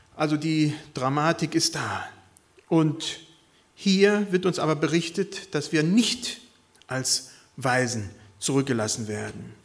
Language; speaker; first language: German; native; German